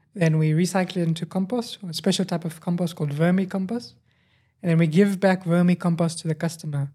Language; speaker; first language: English; native; English